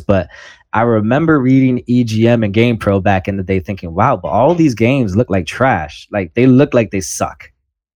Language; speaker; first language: English; native; English